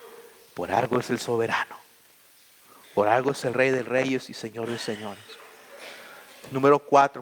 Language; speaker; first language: Spanish; native; Spanish